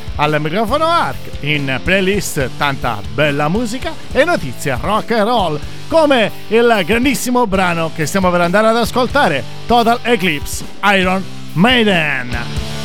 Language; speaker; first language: Italian; native; Italian